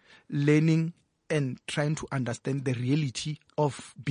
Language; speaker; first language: English; non-native, local second language; Northern Sotho